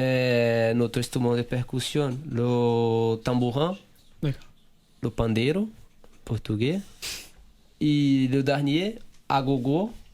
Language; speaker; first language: French; non-native, fluent; Portuguese